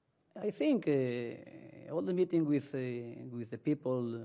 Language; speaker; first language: English; non-native, learner; Spanish